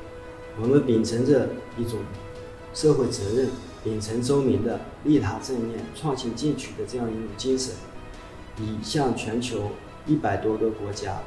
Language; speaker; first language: Chinese; native; Chinese